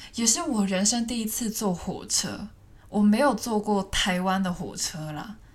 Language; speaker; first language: Chinese; non-native, fluent; Cantonese